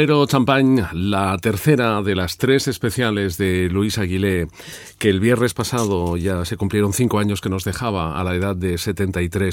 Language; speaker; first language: Spanish; native; Spanish